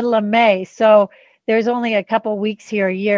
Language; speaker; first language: English; native; English